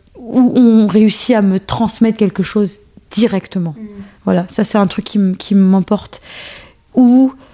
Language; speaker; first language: French; early bilingual, other home language; Arabic